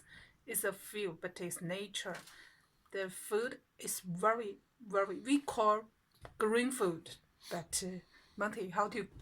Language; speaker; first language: English; non-native, learner; Chinese